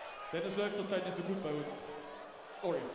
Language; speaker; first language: German; native; German